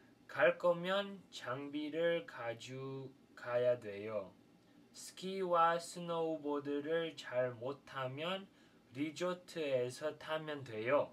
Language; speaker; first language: Korean; non-native, fluent; English